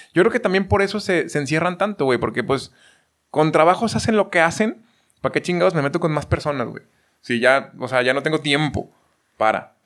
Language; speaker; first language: Spanish; native; Spanish